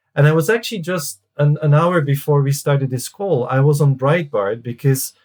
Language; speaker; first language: English; non-native, fluent; Dutch